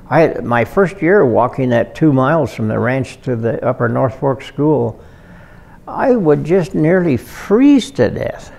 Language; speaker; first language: English; native; English